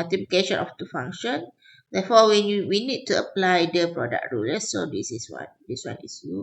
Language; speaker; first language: English; non-native, local second language; Malay